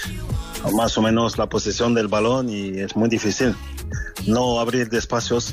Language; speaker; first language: Spanish; non-native, learner; French